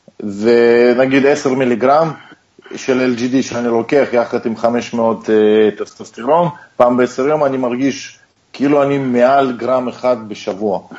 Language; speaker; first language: Hebrew; non-native, fluent; Russian